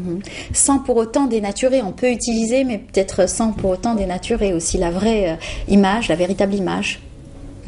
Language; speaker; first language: French; native; French